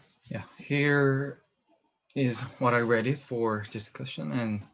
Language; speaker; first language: English; non-native, learner; Korean